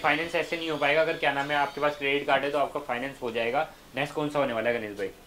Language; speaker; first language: Hindi; native; Hindi